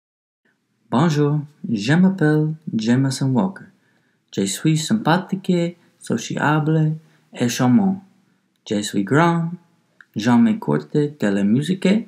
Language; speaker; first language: French; non-native, learner; English